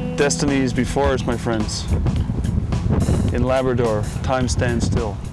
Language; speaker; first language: English; native; English